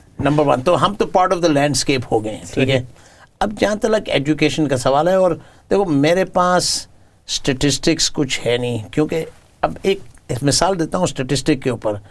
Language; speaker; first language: Urdu; native; Urdu